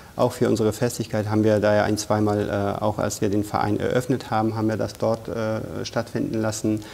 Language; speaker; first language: German; non-native, fluent; Persian